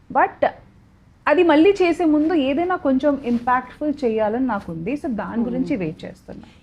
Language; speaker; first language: Telugu; non-native, local second language; Odia